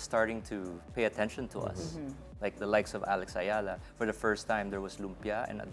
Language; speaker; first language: English; non-native, local second language; Hiligaynon